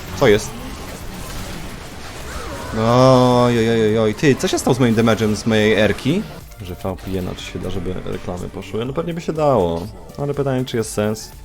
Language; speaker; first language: Polish; native; Polish